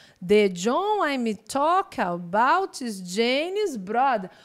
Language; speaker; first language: English; non-native, fluent; Portuguese